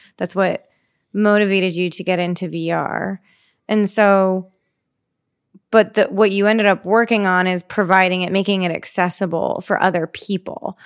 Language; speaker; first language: English; native; English